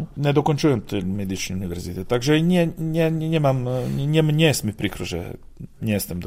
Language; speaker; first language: Polish; non-native, learner; Serbian